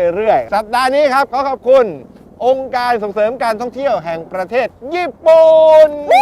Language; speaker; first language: Thai; native; Thai